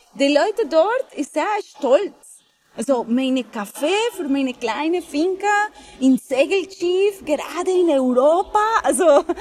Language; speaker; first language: German; non-native, fluent; Spanish